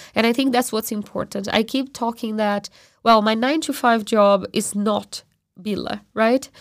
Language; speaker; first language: English; non-native, fluent; Portuguese